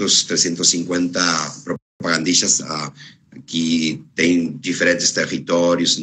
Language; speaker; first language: Portuguese; non-native, fluent; Spanish